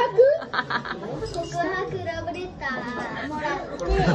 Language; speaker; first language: Japanese; native; Japanese